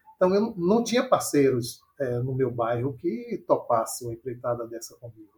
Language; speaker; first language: Portuguese; native; Portuguese